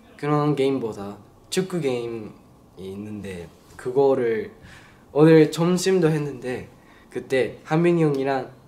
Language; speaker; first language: Korean; non-native, learner; Japanese